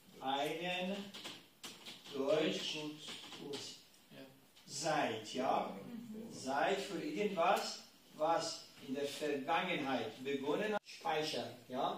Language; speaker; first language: German; non-native, learner; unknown